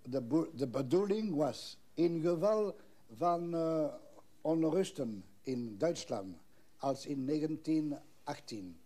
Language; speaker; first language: Dutch; non-native, local second language; French